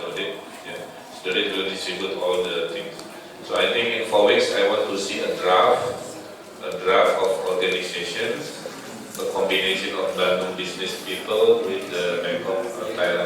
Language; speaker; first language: English; non-native, fluent; Indonesian